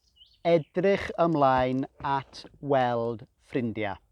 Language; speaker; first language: Welsh; non-native, fluent; English